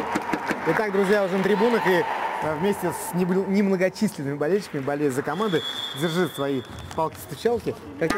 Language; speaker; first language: Russian; native; Russian